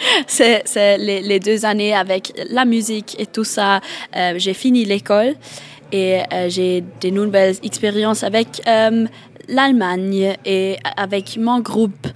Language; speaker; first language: French; non-native, learner; German